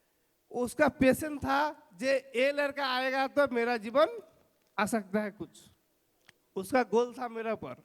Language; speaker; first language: Hindi; non-native, local second language; Bangla